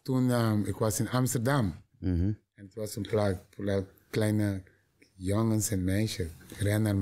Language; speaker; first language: Dutch; non-native, learner; Papiamento